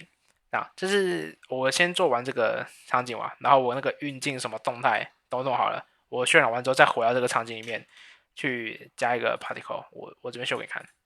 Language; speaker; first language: Chinese; native; Chinese